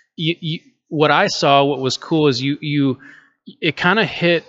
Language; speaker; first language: English; native; English